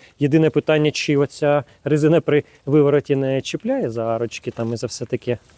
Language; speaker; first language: Ukrainian; non-native, local second language; Russian